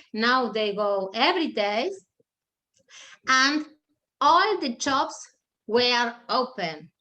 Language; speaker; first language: English; non-native, learner; German